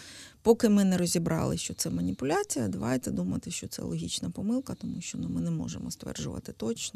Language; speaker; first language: Ukrainian; native; Ukrainian